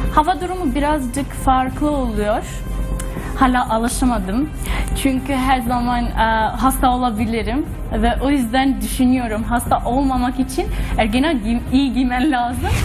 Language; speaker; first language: Turkish; non-native, learner; Albanian